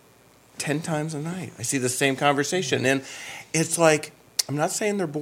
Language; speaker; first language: English; native; English